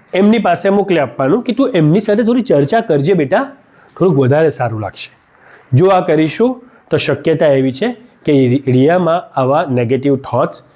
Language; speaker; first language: Gujarati; native; Gujarati